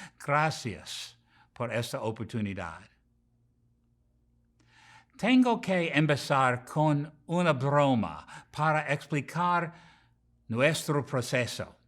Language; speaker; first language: Spanish; non-native, learner; English